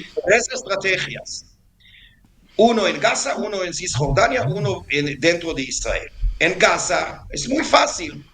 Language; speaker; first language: Spanish; non-native, fluent; Hebrew